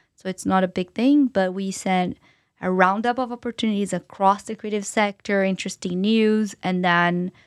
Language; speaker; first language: English; non-native, fluent; Portuguese